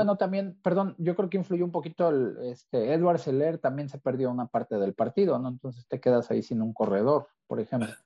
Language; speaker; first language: Spanish; native; Spanish